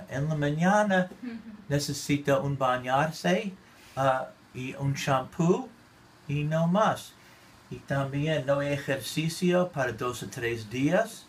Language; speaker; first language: Spanish; non-native, learner; English